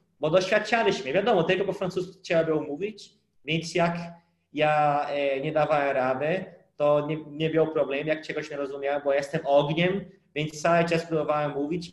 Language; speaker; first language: Polish; non-native, fluent; Portuguese